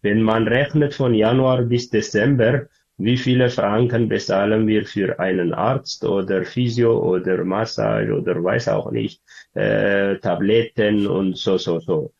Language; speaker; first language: German; non-native, learner; Tigrinya